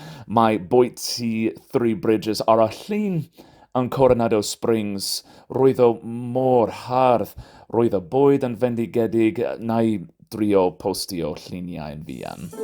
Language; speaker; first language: Welsh; non-native, fluent; English